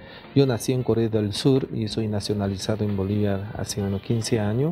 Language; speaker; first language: Spanish; non-native, fluent; Korean